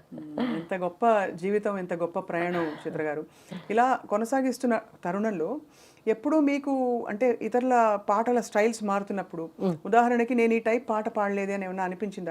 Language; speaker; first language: Telugu; native; Telugu